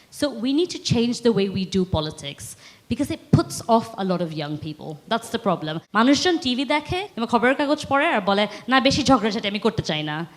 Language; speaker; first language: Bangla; early bilingual, heritage; Bangla